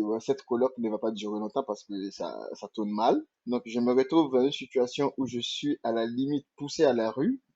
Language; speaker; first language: French; non-native, local second language; Mandingo